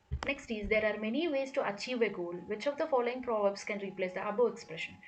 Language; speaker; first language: English; non-native, local second language; Telugu